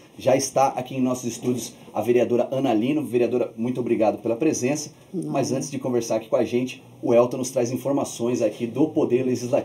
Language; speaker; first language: Portuguese; native; Portuguese